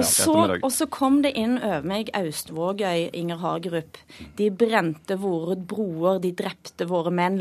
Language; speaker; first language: Norwegian; native; Norwegian